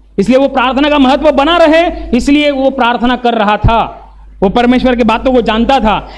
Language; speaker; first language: Hindi; non-native, local second language; Marathi